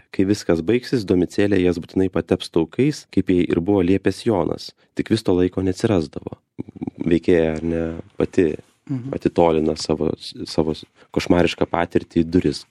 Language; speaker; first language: Lithuanian; native; Lithuanian